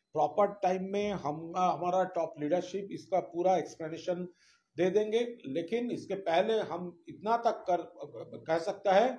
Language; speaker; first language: Hindi; non-native, local second language; Bangla